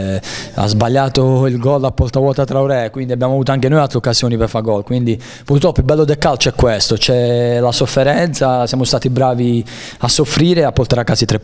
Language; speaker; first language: Italian; native; Italian